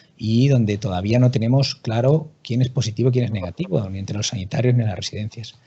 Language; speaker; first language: Spanish; native; Spanish